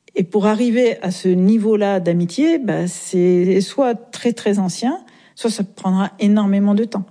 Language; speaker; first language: French; native; French